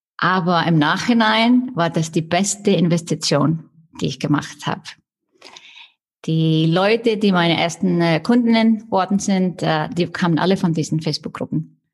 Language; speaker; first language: German; non-native, fluent; Icelandic